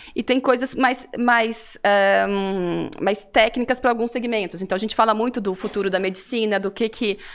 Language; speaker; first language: Portuguese; native; Portuguese